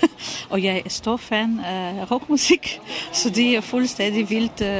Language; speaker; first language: Danish; non-native, fluent; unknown